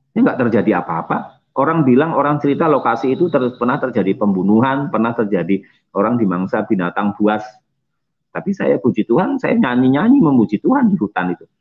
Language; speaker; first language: Indonesian; non-native, local second language; Javanese